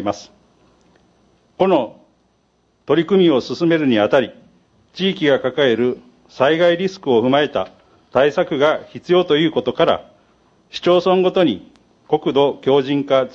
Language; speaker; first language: Japanese; native; Japanese